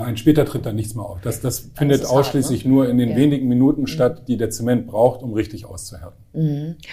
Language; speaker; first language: German; native; German